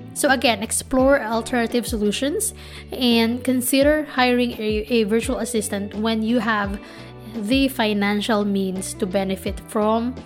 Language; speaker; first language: English; non-native, local second language; Filipino